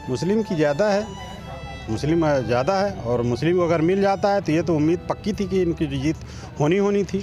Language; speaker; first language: Hindi; native; Hindi